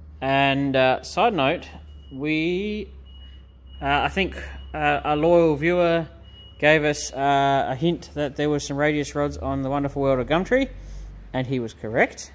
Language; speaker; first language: English; native; English